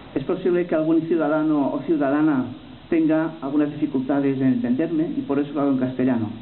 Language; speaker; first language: Spanish; non-native, local second language; Catalan